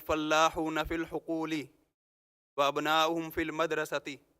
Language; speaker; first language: Arabic; non-native, learner; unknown